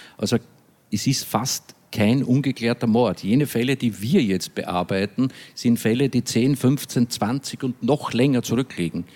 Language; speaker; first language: German; native; German